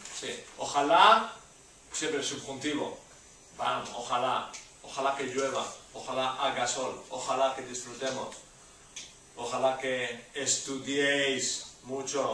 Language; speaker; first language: Spanish; non-native, learner; English